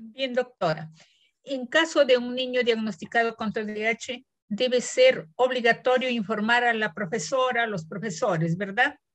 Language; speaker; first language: Spanish; native; Spanish